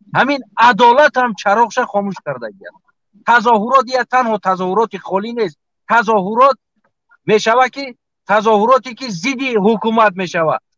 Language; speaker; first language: Tajik; native; Tajik